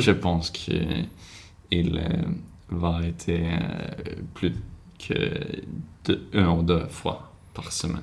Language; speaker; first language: French; non-native, learner; Swedish